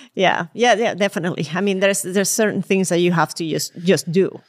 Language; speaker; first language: English; non-native, fluent; Spanish